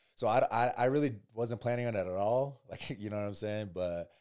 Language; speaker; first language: English; native; English